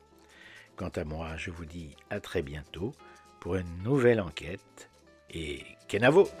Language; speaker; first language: French; native; French